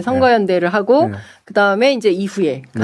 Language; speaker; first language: Korean; native; Korean